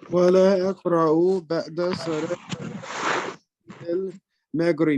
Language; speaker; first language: Arabic; non-native, learner; English